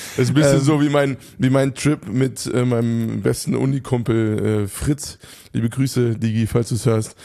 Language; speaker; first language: German; native; German